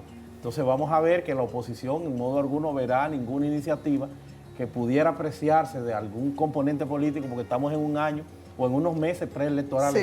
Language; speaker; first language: Spanish; native; Spanish